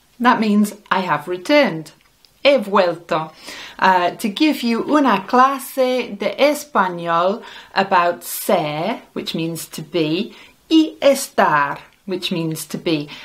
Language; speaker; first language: English; native; English